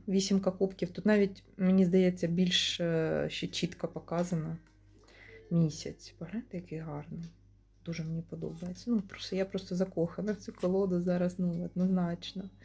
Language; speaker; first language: Ukrainian; non-native, local second language; Russian